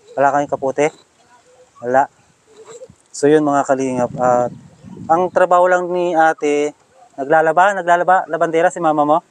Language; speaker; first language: Filipino; non-native, local second language; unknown